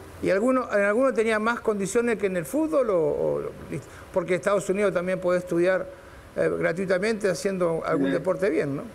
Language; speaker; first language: Spanish; native; Spanish